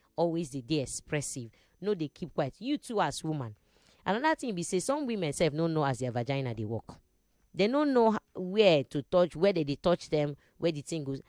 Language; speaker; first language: Nigerian Pidgin; non-native, local second language; Igbo